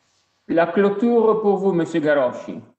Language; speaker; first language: French; non-native, fluent; Italian